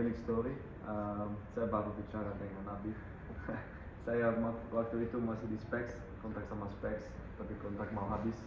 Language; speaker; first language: Indonesian; non-native, fluent; Dutch